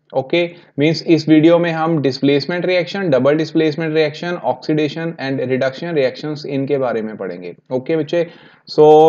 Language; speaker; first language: Hindi; non-native, local second language; Punjabi